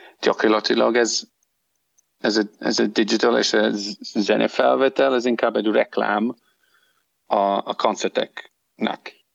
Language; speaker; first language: Hungarian; non-native, learner; English